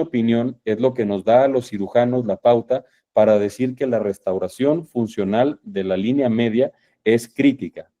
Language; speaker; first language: Spanish; native; Spanish